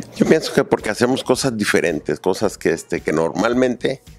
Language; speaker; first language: Spanish; native; Spanish